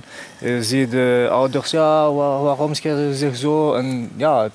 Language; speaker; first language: Dutch; non-native, fluent; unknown